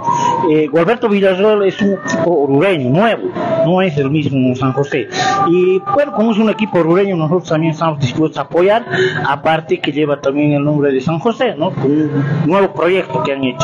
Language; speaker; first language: Spanish; native; Spanish